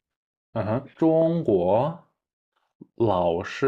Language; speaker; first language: Chinese; non-native, fluent; Kyrgyz